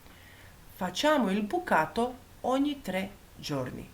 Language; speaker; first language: Italian; non-native, fluent; Macedonian